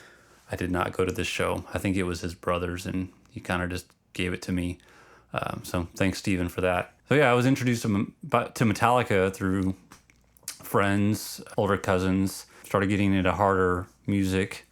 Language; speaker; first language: English; native; English